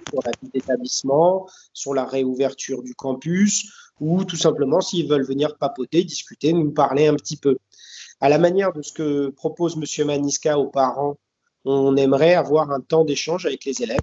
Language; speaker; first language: French; native; French